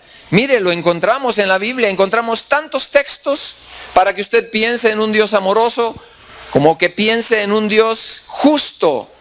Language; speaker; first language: Spanish; native; Spanish